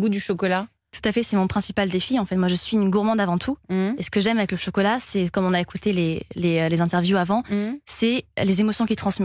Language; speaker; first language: French; native; French